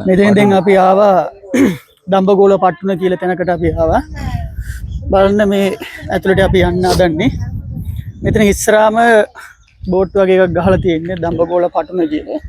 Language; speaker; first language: Sinhala; non-native, local second language; Tamil